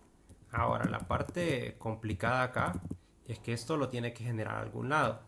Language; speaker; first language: Spanish; native; Spanish